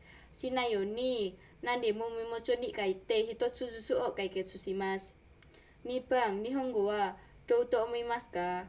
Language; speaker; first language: Japanese; non-native, learner; Indonesian